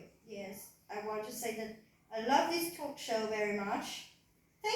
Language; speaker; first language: English; non-native, learner; Vietnamese